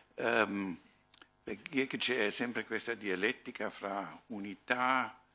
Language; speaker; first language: Italian; non-native, fluent; German